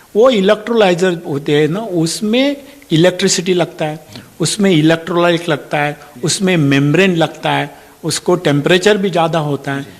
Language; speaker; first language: Hindi; non-native, local second language; Marathi